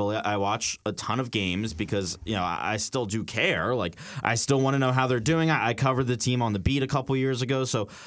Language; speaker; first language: English; native; English